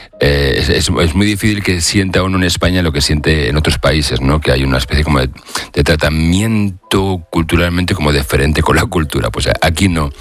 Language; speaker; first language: Spanish; native; Spanish